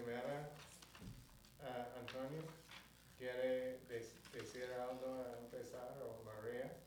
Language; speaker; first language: Spanish; non-native, learner; English